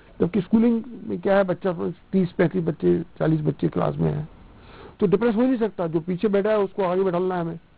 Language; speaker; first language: Hindi; non-native, local second language; Punjabi